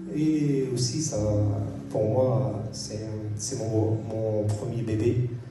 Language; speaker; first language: French; non-native, local second language; Arabic